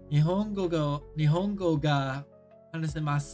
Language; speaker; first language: Japanese; non-native, learner; English